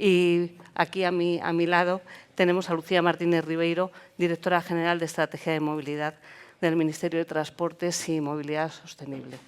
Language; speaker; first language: Spanish; native; Spanish